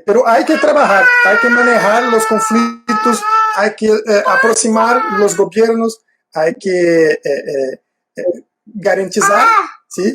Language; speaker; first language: Spanish; non-native, fluent; Portuguese